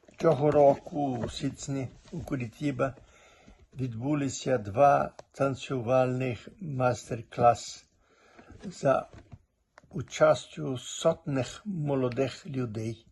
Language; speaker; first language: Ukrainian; early bilingual, heritage; Portuguese